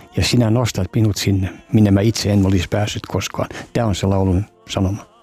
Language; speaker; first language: Finnish; native; Finnish